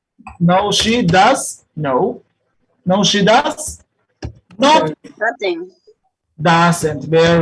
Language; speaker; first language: English; non-native, fluent; Spanish